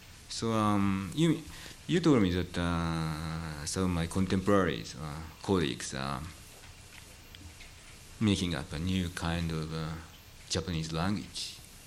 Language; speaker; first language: English; non-native, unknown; Japanese